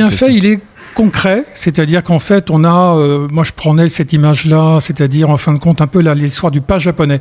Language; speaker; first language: French; native; French